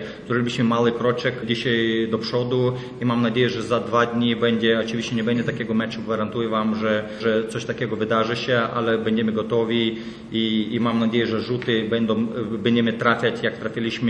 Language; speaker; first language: Polish; non-native, fluent; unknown